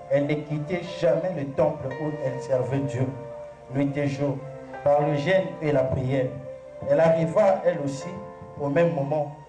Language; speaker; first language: French; non-native, local second language; Lingala